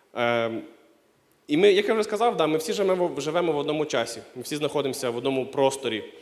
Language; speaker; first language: Ukrainian; non-native, local second language; Russian